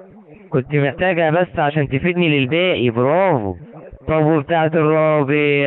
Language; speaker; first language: Arabic; native; Arabic